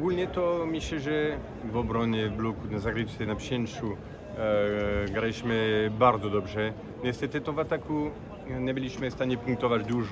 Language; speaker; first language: Polish; non-native, fluent; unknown